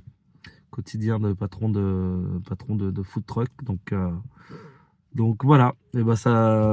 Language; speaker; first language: French; native; French